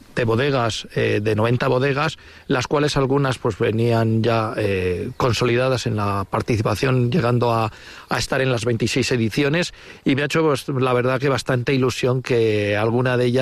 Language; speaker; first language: Spanish; native; Spanish